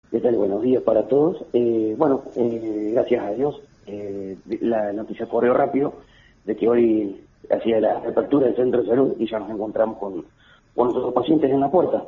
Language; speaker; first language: Spanish; native; Spanish